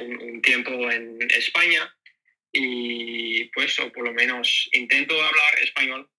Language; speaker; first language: Spanish; non-native, learner; Dutch